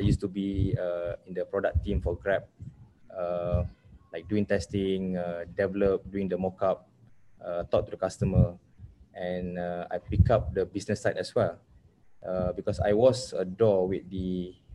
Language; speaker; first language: English; non-native, local second language; Malay